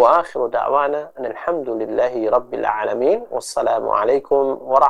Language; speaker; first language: Arabic; non-native, fluent; Indonesian